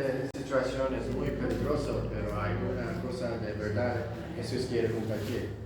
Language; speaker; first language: Spanish; non-native, learner; Korean